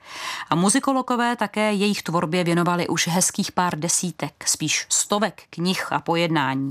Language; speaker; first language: Czech; native; Czech